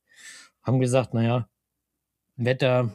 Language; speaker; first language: German; native; German